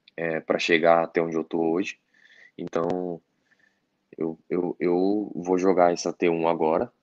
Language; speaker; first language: Portuguese; native; Portuguese